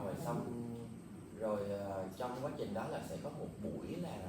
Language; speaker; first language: Vietnamese; native; Vietnamese